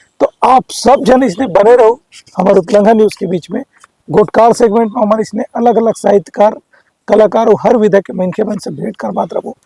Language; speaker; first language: Hindi; native; Hindi